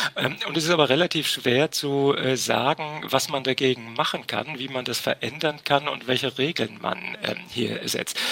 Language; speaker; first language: German; native; German